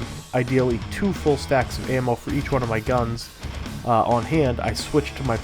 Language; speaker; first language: English; native; English